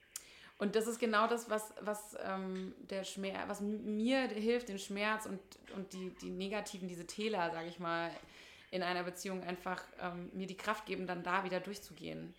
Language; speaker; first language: German; native; German